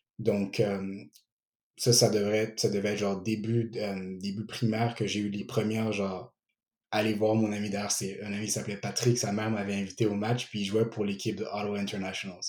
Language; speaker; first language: French; early bilingual, other home language; Ewe